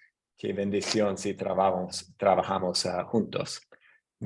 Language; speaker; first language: Spanish; non-native, fluent; English